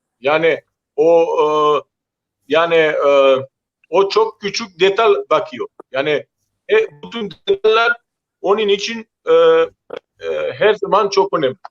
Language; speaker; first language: Turkish; non-native, learner; Croatian